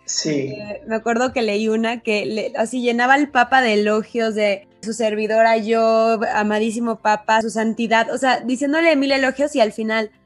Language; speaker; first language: Spanish; native; Spanish